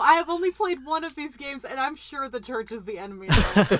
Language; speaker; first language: English; native; English